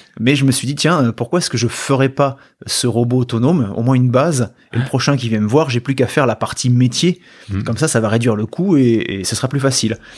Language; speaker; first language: French; native; French